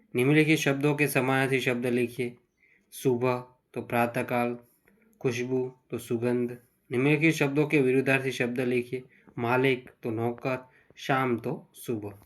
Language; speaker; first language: Hindi; non-native, local second language; Gujarati